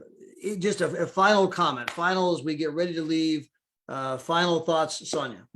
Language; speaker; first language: English; native; English